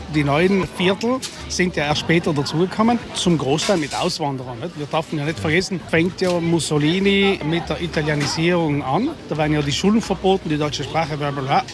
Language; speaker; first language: German; native; German